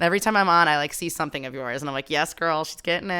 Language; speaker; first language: English; native; English